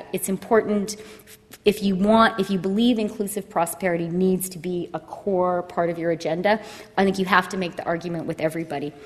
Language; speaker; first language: English; native; English